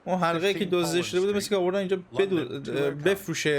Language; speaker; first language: Persian; native; Persian